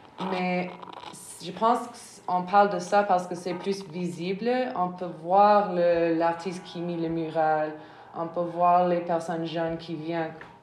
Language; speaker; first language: French; non-native, fluent; English